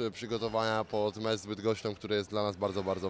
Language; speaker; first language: Polish; native; Polish